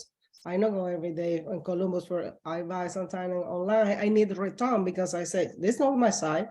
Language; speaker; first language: English; non-native, learner; Spanish